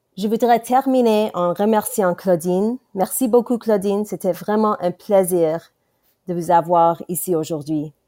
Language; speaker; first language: French; non-native, local second language; English